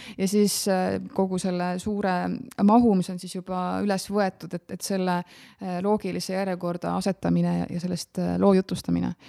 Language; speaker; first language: Estonian; native; Estonian